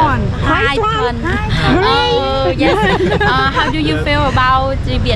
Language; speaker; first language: English; non-native, learner; Vietnamese